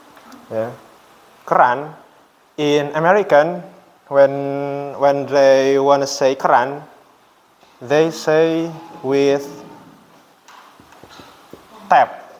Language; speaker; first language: English; non-native, learner; Indonesian